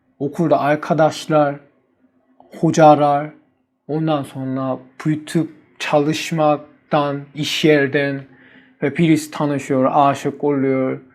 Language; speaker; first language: Turkish; non-native, learner; Korean